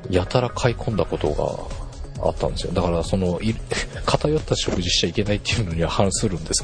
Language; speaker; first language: Japanese; native; Japanese